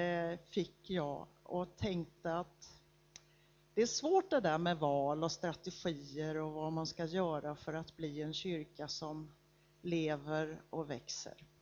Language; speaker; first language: Swedish; native; Swedish